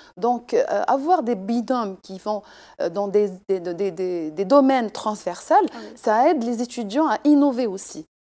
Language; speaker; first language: French; non-native, local second language; Arabic